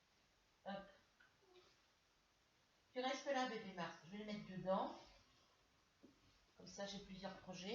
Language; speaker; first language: French; native; French